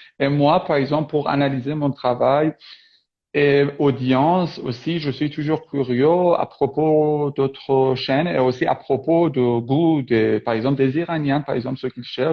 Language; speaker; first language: French; non-native, fluent; Persian